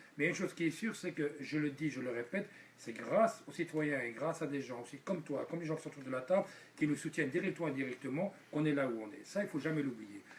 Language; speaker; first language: French; non-native, local second language; Dutch